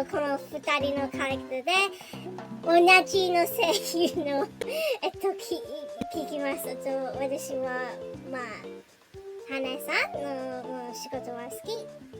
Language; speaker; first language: Japanese; non-native, learner; English